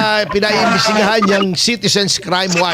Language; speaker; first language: Filipino; native; Filipino